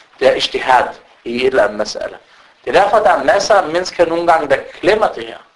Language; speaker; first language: Danish; early bilingual, other home language; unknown